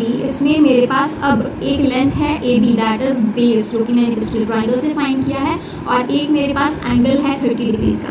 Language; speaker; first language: Hindi; native; Hindi